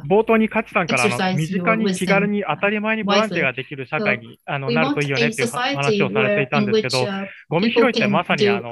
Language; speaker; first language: Japanese; native; Japanese